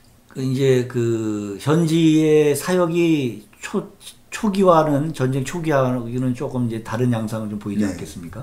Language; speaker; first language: Korean; native; Korean